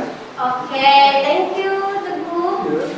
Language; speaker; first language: English; non-native, learner; Indonesian